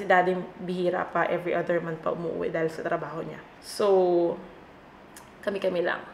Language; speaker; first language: Filipino; native; Filipino